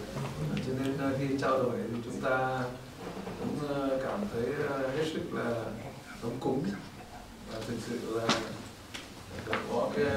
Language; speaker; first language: Vietnamese; native; Vietnamese